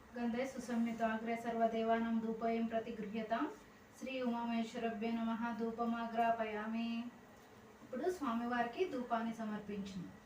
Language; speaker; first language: Telugu; native; Telugu